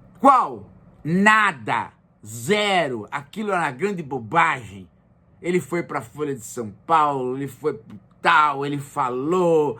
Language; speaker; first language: Portuguese; native; Portuguese